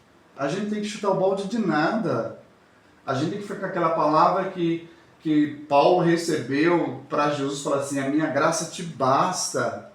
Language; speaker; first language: Portuguese; native; Portuguese